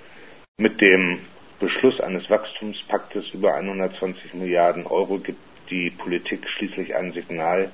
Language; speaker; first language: German; native; German